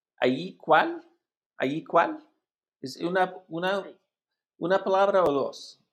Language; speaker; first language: Spanish; non-native, learner; English